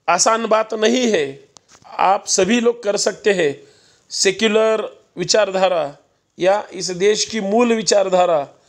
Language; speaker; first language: Hindi; non-native, local second language; Marathi